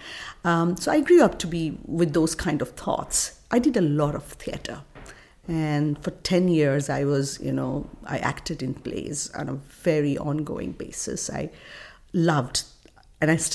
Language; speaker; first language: English; non-native, local second language; Bangla